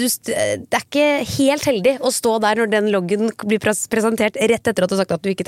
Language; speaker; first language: Norwegian; native; Norwegian